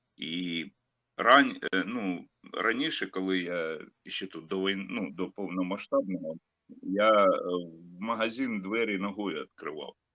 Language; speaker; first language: Ukrainian; non-native, local second language; Russian